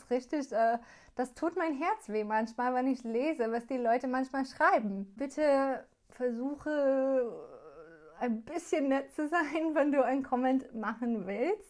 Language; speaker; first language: German; non-native, learner; English